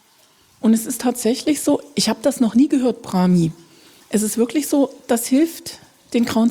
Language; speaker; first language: German; native; German